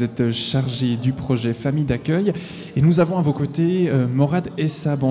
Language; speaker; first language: French; native; French